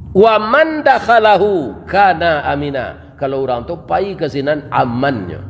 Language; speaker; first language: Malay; non-native, local second language; Minangkabau